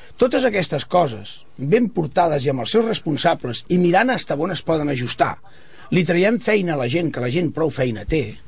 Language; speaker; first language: Catalan; non-native, local second language; Spanish